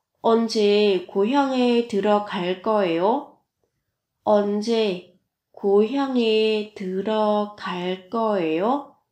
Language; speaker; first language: Korean; non-native, fluent; Vietnamese